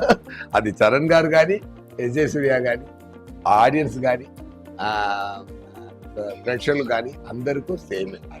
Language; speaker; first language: Telugu; non-native, fluent; Tamil